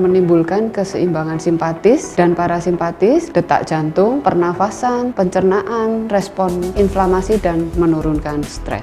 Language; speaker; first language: Indonesian; native; Indonesian